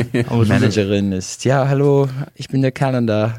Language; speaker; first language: German; non-native, learner; English